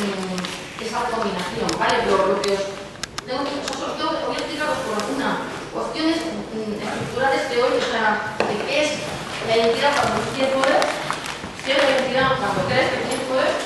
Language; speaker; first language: Spanish; native; Spanish